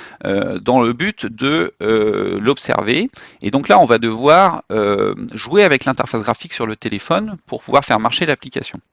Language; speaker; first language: French; native; French